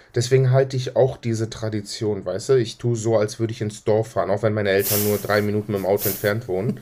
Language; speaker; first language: German; early bilingual, other home language; Greek